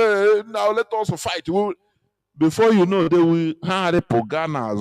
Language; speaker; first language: English; non-native, local second language; Igbo